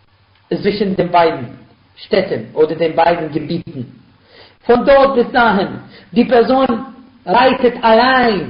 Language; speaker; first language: German; non-native, fluent; Arabic